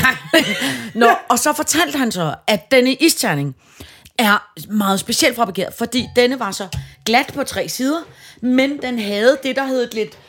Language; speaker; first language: Danish; native; Danish